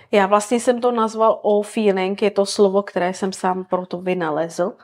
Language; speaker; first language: Czech; native; Czech